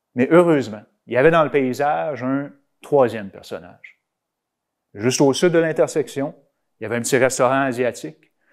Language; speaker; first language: French; native; French